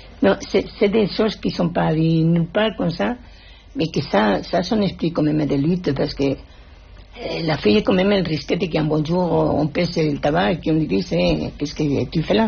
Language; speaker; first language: French; non-native, fluent; Spanish